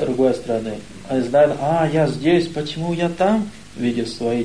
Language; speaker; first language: Russian; non-native, learner; Chinese